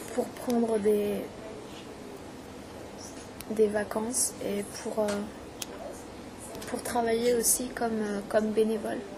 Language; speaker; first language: French; non-native, learner; English